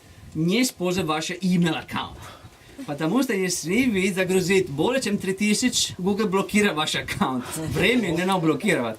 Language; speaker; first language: Russian; non-native, learner; Italian